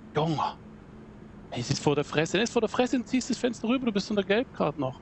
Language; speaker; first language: German; native; German